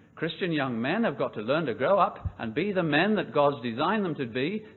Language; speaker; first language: English; native; English